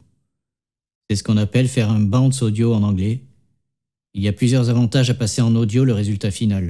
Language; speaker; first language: French; native; French